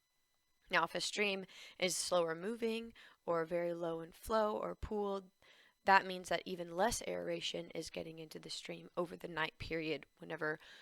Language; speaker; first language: English; native; English